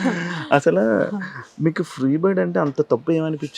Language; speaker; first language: Telugu; native; Telugu